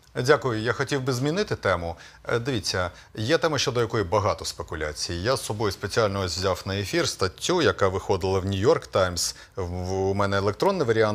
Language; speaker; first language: Ukrainian; native; Ukrainian